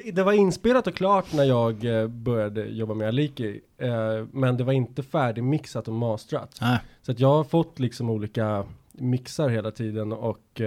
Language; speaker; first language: Swedish; native; Swedish